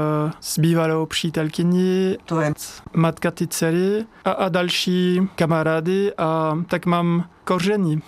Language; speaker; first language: Czech; non-native, learner; French